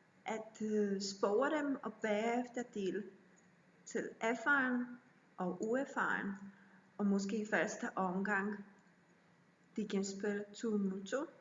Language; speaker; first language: Danish; non-native, learner; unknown